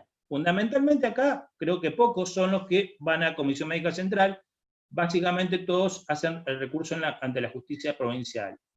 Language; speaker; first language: Spanish; native; Spanish